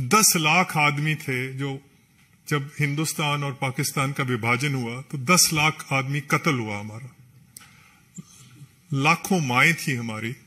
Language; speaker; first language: Hindi; non-native, local second language; Punjabi